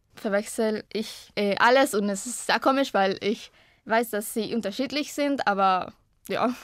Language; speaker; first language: German; non-native, fluent; Spanish